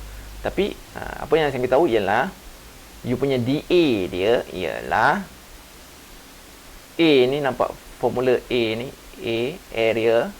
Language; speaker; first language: Malay; native; Malay